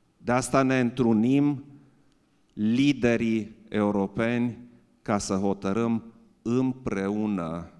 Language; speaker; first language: Romanian; non-native, local second language; German